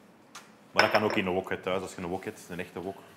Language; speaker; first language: Dutch; native; Dutch